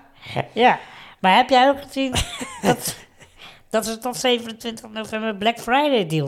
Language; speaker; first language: Dutch; native; Dutch